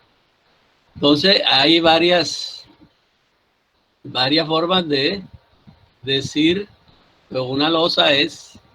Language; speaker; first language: Spanish; native; Spanish